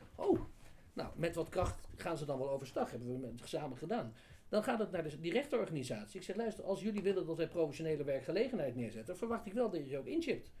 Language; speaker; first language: Dutch; native; Dutch